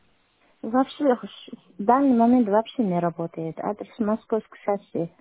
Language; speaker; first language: Russian; non-native, learner; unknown